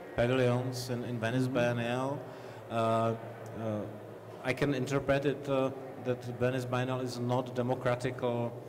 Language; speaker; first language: English; non-native, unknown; Czech